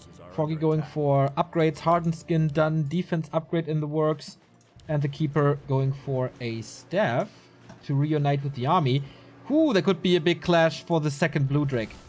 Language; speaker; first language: English; non-native, fluent; German